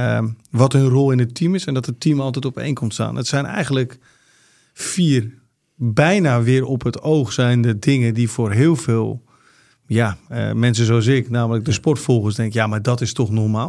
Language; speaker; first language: Dutch; native; Dutch